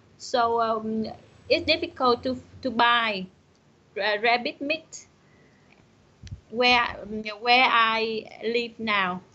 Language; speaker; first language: English; non-native, learner; Vietnamese